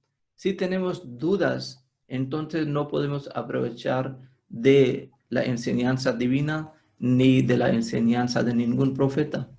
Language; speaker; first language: Spanish; non-native, fluent; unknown